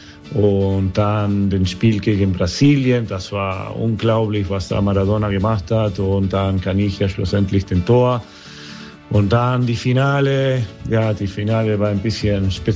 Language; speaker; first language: German; non-native, fluent; Spanish